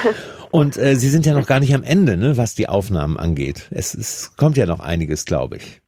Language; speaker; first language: German; native; German